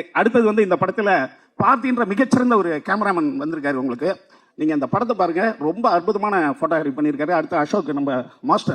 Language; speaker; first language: Tamil; native; Tamil